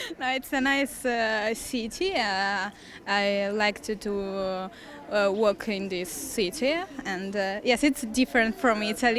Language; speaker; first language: English; non-native, learner; Italian